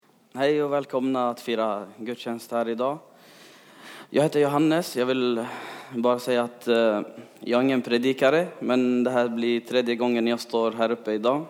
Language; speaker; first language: Swedish; early bilingual, other home language; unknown